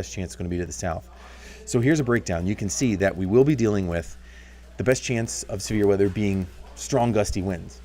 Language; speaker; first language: English; native; English